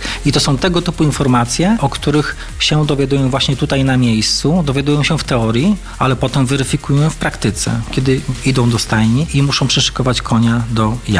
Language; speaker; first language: Polish; native; Polish